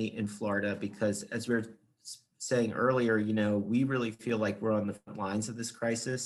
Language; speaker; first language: English; native; English